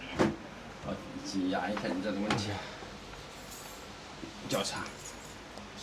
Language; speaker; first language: Chinese; native; Chinese